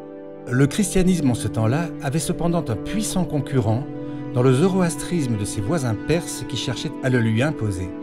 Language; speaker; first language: French; native; French